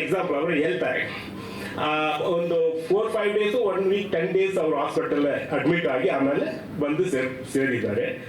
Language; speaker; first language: Kannada; non-native, learner; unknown